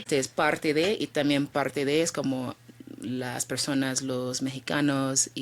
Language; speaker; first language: Spanish; early bilingual, heritage; Spanish